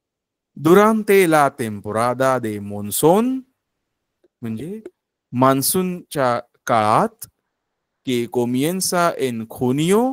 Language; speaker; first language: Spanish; non-native, fluent; Marathi